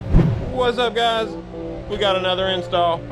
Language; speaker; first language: English; native; English